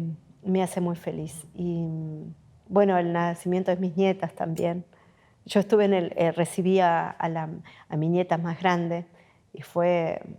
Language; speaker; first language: Spanish; native; Spanish